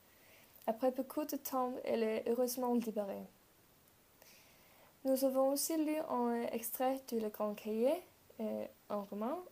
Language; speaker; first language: French; non-native, learner; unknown